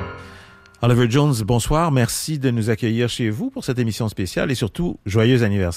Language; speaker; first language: French; native; French